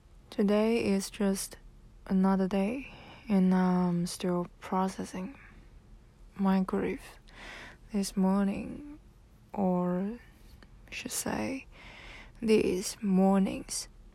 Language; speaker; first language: English; non-native, learner; Chinese